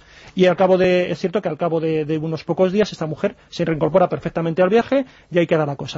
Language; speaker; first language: Spanish; native; Spanish